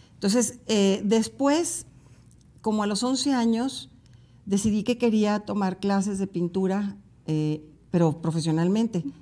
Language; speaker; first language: Spanish; native; Spanish